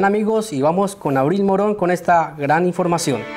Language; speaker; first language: Spanish; native; Spanish